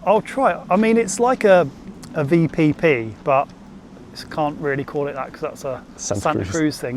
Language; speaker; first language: English; native; English